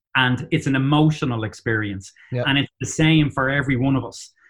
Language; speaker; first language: English; native; English